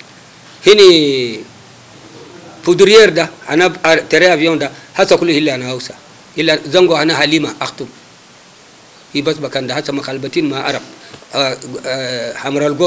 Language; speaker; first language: Arabic; non-native, local second language; Hausa